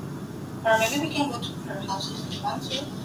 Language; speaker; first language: English; non-native, learner; Indonesian